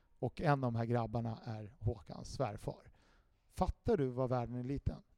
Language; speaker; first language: Swedish; early bilingual, other home language; Finnish